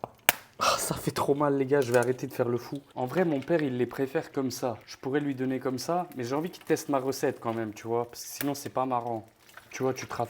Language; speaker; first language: French; native; French